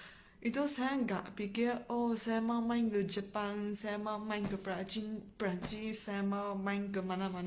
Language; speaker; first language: Indonesian; non-native, fluent; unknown